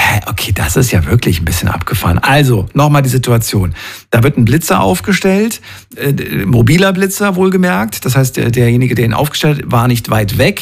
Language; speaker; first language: German; native; German